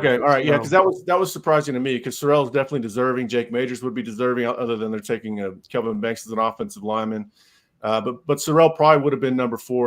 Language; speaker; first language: English; native; English